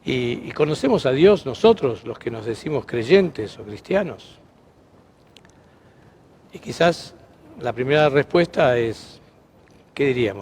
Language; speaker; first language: Spanish; native; Spanish